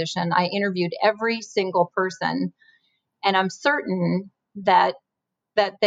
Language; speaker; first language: English; native; English